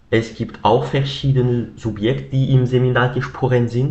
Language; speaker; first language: German; non-native, learner; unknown